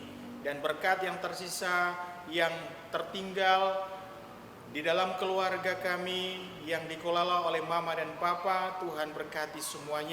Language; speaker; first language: Indonesian; native; Indonesian